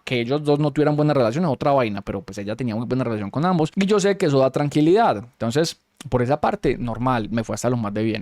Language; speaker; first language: Spanish; native; Spanish